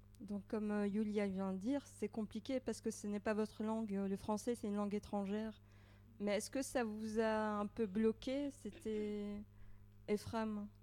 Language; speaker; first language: French; native; French